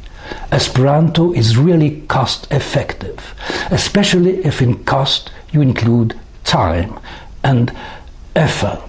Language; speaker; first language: English; non-native, fluent; French